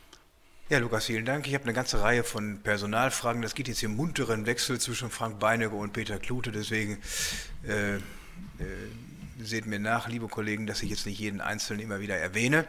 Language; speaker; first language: German; native; German